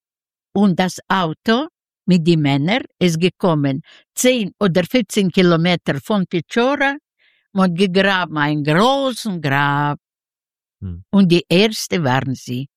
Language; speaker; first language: German; non-native, learner; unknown